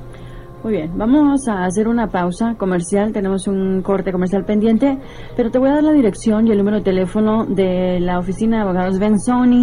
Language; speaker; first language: Spanish; native; Spanish